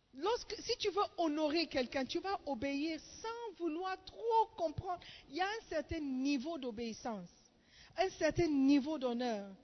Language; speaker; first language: French; non-native, fluent; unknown